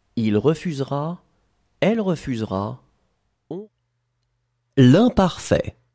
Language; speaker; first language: French; native; French